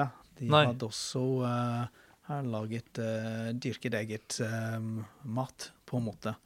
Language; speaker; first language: Norwegian; non-native, fluent; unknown